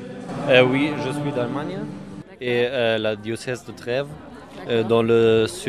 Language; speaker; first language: French; non-native, learner; German